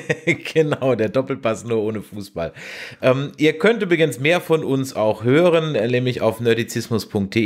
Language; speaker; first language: German; native; German